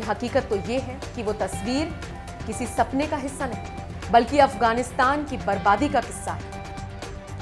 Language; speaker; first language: Hindi; native; Hindi